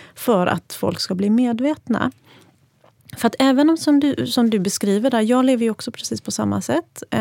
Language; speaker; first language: Swedish; early bilingual, other home language; Persian